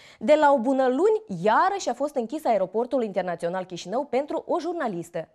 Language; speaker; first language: Romanian; native; Romanian